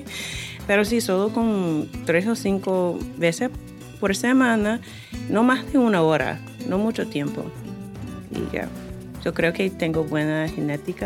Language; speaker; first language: Spanish; non-native, fluent; English